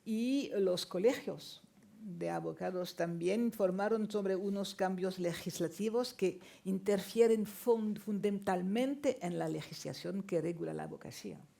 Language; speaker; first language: Spanish; non-native, fluent; French